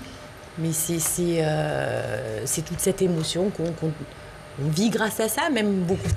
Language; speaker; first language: French; native; French